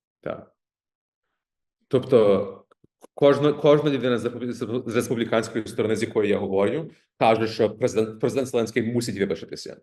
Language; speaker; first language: Ukrainian; early bilingual, heritage; Ukrainian